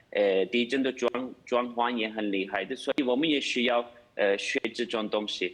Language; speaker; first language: Chinese; non-native, fluent; Turkish